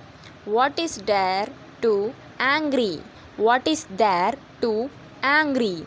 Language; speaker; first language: English; non-native, learner; Hindi